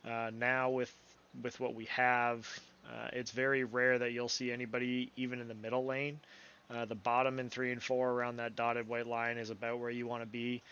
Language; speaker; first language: English; native; English